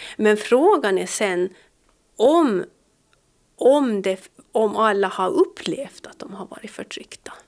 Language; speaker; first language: Swedish; native; Swedish